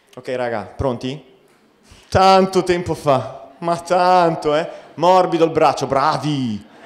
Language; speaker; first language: Italian; native; Italian